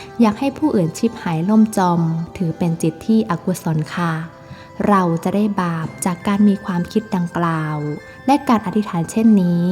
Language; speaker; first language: Thai; native; Thai